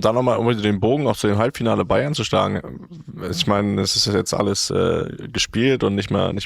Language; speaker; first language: German; native; German